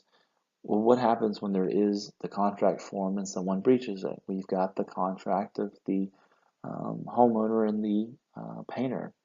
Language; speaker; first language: English; native; English